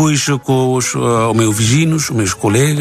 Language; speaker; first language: Portuguese; non-native, learner; Bangla